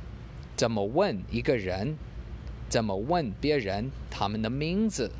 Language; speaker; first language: Chinese; non-native, learner; English